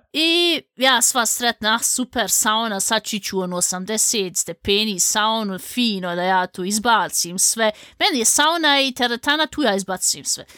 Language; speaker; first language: Bosnian; native; Bosnian